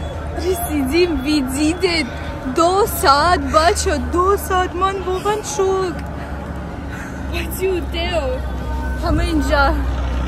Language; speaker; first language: Persian; non-native, learner; Turkish